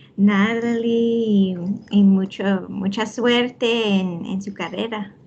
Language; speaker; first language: Spanish; early bilingual, heritage; Spanish